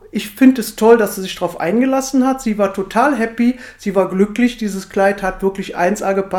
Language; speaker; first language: German; native; German